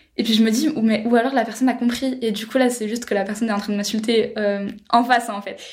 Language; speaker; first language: French; native; French